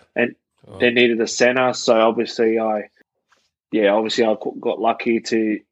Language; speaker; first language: English; native; English